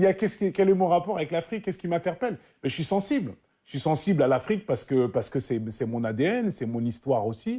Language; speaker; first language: French; native; French